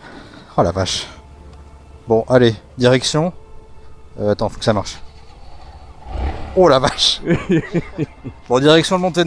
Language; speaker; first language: French; native; French